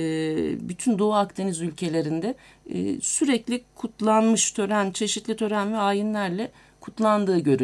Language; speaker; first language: Turkish; native; Turkish